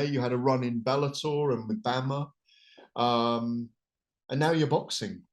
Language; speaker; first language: English; native; English